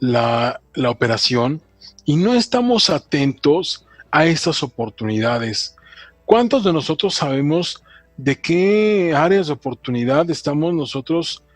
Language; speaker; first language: Spanish; native; Spanish